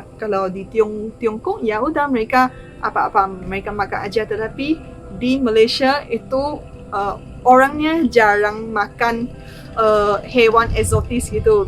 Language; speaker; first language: Indonesian; non-native, fluent; Chinese